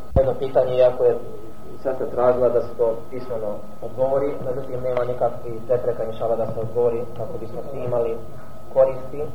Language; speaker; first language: Bosnian; non-native, fluent; Arabic